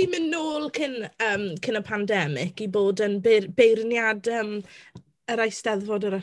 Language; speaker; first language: Welsh; non-native, local second language; English